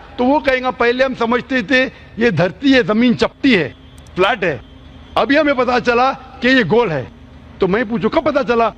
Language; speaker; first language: Urdu; non-native, local second language; Konkani